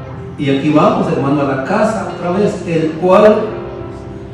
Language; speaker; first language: Spanish; native; Spanish